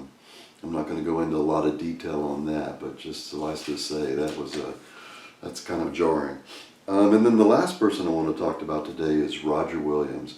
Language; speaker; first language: English; native; English